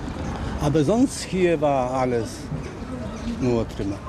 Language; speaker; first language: German; non-native, fluent; Polish